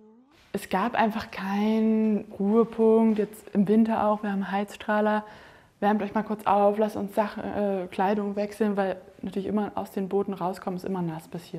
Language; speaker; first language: German; native; German